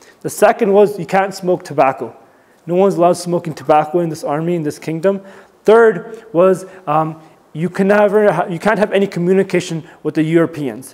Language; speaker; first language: English; native; English